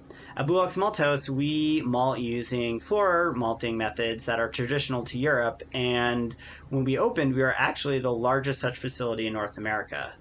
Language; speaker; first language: English; native; English